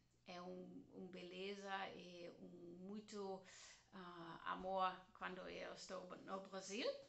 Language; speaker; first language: Portuguese; non-native, learner; German